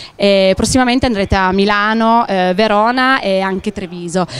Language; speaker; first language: Italian; native; Italian